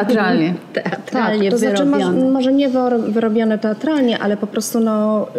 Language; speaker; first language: Polish; native; Polish